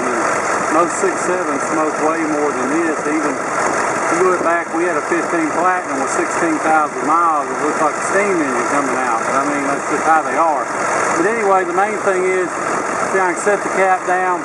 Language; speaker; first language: English; native; English